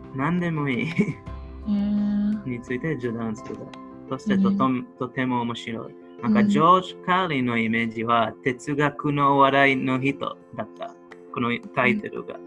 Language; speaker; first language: Japanese; non-native, learner; Hebrew